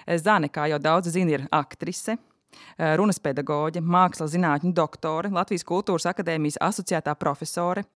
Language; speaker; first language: Latvian; native; Latvian